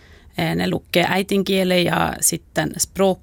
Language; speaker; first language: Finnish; non-native, local second language; Swedish